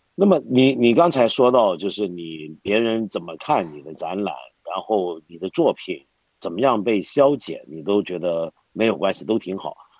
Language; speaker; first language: Chinese; non-native, local second language; Cantonese